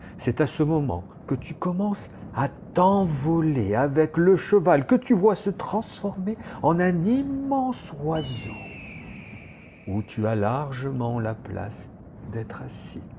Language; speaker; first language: French; native; French